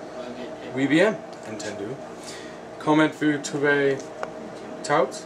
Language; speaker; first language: French; non-native, learner; English